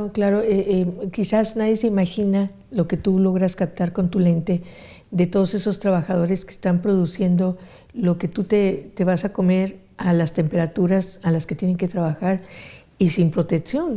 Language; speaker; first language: Spanish; native; Spanish